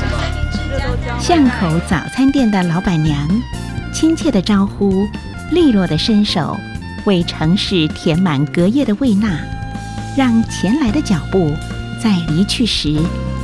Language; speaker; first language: Chinese; native; Chinese